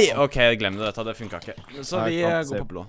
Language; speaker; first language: Norwegian; native; Norwegian